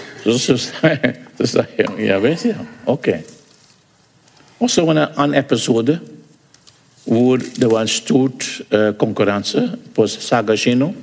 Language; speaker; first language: Norwegian; non-native, fluent; English